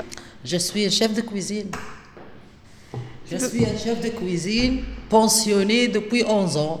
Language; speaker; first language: French; non-native, local second language; Arabic